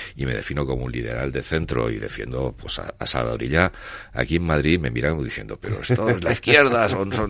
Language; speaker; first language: Spanish; non-native, local second language; Catalan